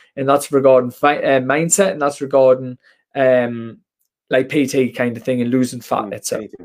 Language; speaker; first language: English; native; English